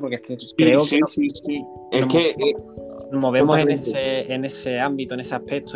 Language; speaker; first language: Spanish; native; Spanish